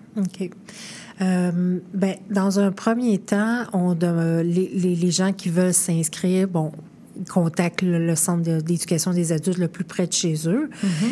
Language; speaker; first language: French; native; French